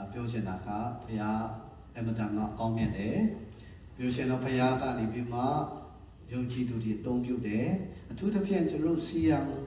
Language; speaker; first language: Burmese; non-native, local second language; Tedim Chin